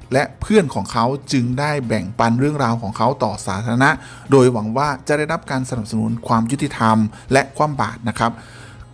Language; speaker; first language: Thai; native; Thai